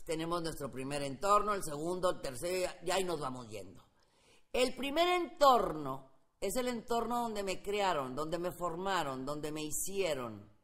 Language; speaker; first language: Spanish; native; Spanish